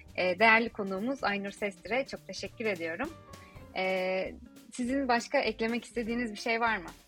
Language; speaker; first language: Turkish; native; Turkish